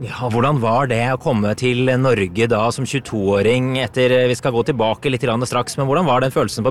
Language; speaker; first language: Norwegian; native; Norwegian